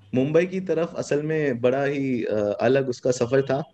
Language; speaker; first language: Hindi; native; Hindi